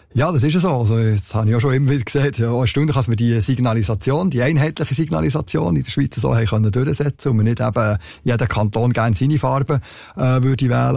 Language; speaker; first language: German; native; German